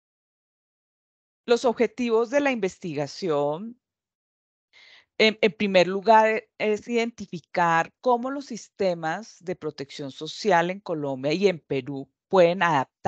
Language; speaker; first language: Spanish; native; Spanish